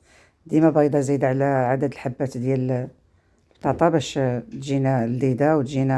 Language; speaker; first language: Arabic; native; Arabic